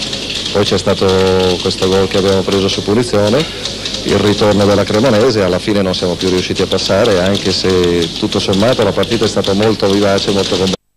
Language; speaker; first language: Italian; native; Italian